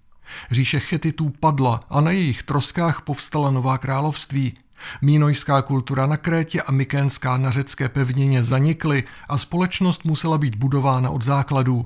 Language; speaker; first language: Czech; native; Czech